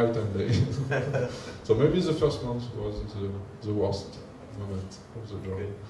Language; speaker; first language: English; non-native, learner; French